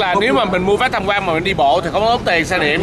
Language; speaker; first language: Vietnamese; native; Vietnamese